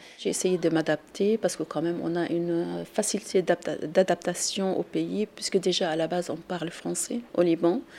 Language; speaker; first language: French; non-native, local second language; Arabic